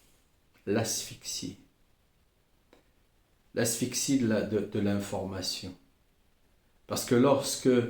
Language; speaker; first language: French; native; French